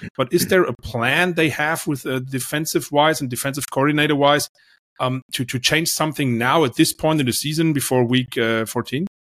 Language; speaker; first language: English; non-native, fluent; German